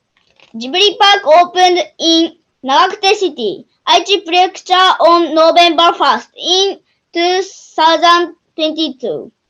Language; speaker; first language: English; non-native, learner; Japanese